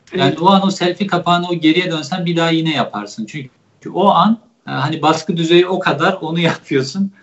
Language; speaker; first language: Turkish; native; Turkish